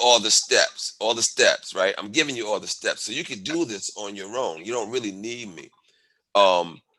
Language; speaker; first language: English; native; English